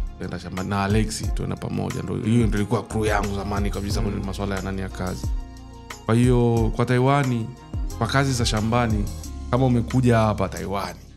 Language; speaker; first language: Swahili; native; Swahili